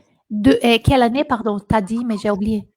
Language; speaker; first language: French; non-native, fluent; Portuguese